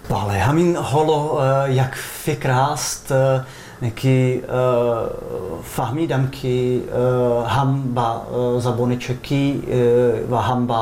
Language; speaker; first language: Persian; non-native, fluent; Czech